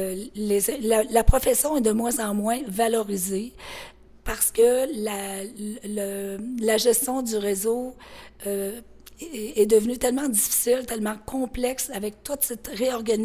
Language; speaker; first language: French; native; French